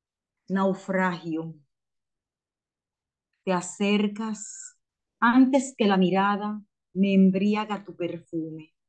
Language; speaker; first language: Spanish; native; Spanish